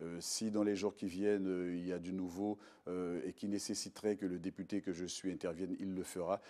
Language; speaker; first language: French; native; French